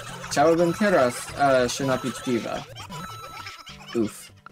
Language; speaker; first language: Polish; non-native, learner; English